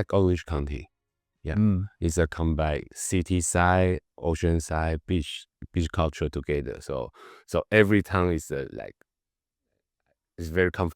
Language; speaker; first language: English; non-native, learner; Chinese